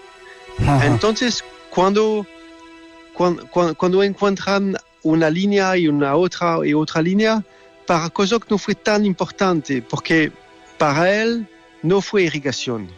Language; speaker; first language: Spanish; non-native, learner; French